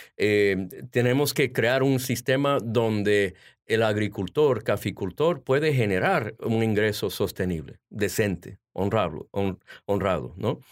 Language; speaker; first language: Spanish; early bilingual, heritage; Spanish